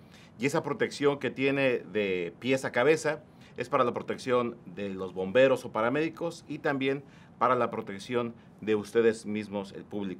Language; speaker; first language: Spanish; native; Spanish